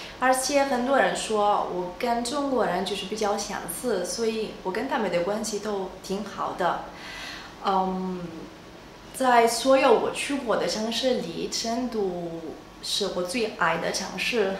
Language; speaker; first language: Chinese; non-native, fluent; Italian